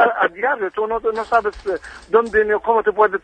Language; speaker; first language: Spanish; non-native, fluent; Arabic